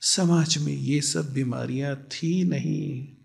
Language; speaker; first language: Hindi; native; Hindi